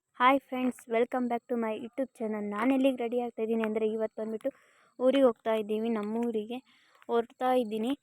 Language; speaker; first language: Kannada; native; Kannada